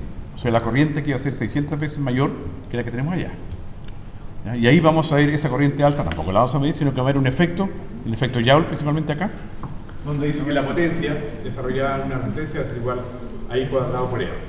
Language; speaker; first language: Spanish; native; Spanish